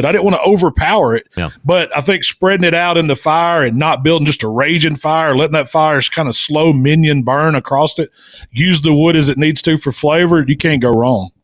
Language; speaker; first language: English; native; English